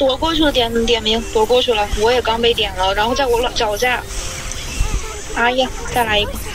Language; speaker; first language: Chinese; native; Chinese